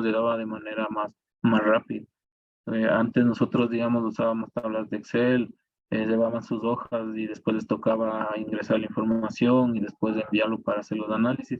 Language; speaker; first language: Spanish; native; Spanish